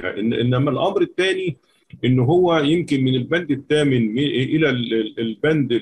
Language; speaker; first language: Arabic; native; Arabic